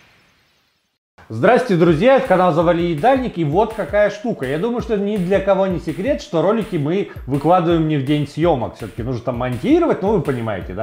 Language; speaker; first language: Russian; native; Russian